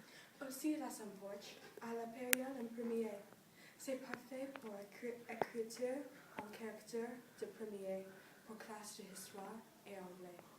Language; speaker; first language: French; non-native, learner; English